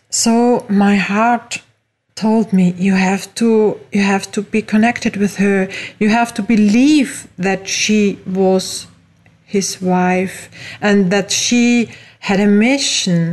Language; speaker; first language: English; non-native, fluent; German